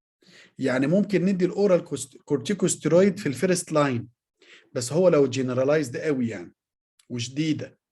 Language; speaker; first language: Arabic; native; Arabic